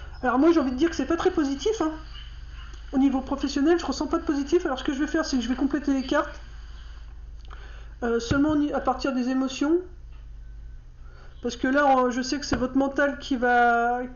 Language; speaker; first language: French; native; French